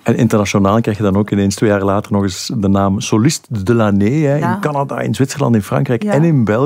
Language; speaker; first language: Dutch; native; Dutch